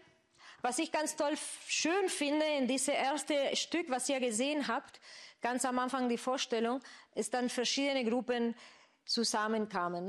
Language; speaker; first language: German; non-native, fluent; Spanish